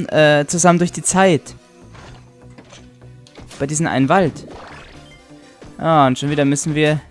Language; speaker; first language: German; native; German